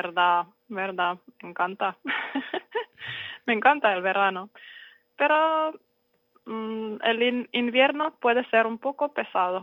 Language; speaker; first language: Spanish; non-native, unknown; Finnish